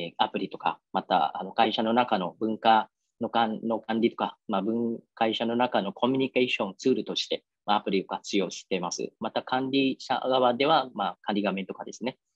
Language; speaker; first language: Japanese; non-native, fluent; Vietnamese